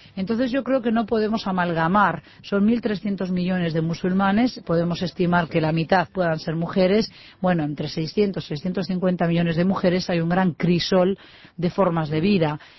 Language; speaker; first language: Spanish; native; Spanish